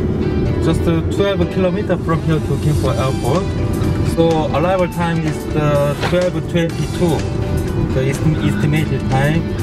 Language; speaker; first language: English; non-native, learner; Korean